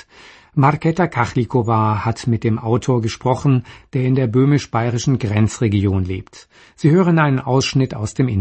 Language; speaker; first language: German; native; German